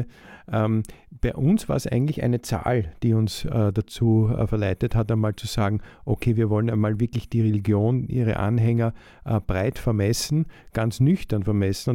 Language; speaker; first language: German; native; German